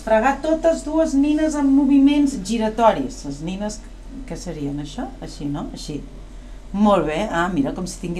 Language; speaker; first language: Catalan; native; Catalan